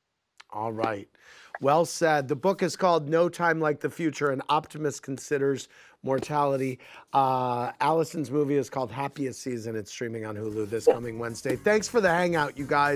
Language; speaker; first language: English; native; English